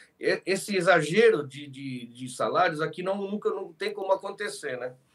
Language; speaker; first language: Portuguese; early bilingual, other home language; Spanish